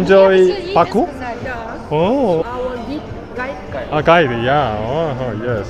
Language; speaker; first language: English; non-native, learner; Korean